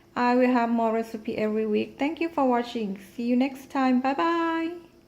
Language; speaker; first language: English; non-native, learner; Thai